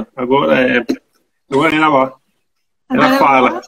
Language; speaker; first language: Portuguese; non-native, learner; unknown